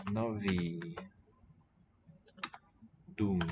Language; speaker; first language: Czech; non-native, learner; English